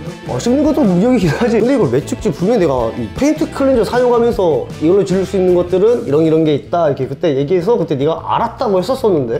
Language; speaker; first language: Korean; native; Korean